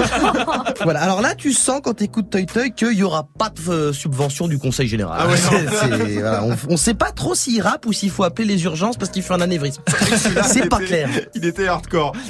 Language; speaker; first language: French; native; French